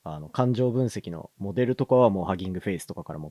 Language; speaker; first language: Japanese; native; Japanese